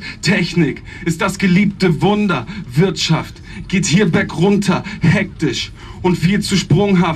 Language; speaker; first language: German; native; German